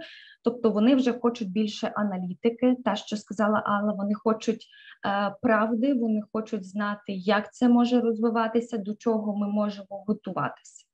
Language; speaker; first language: Ukrainian; native; Ukrainian